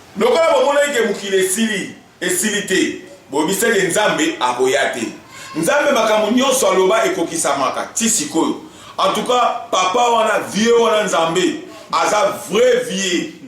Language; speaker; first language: Lingala; non-native, fluent; Kongo